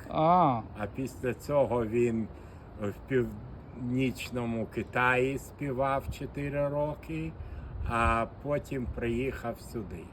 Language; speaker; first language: Ukrainian; non-native, local second language; Russian